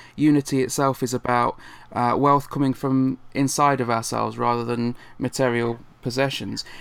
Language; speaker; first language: English; native; English